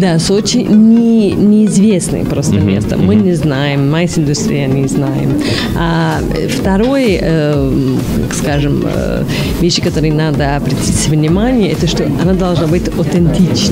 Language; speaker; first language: Russian; non-native, fluent; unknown